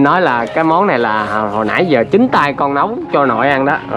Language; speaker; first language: Vietnamese; native; Vietnamese